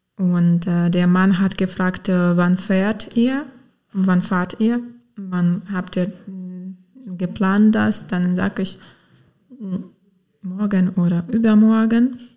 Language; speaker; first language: German; non-native, fluent; Ukrainian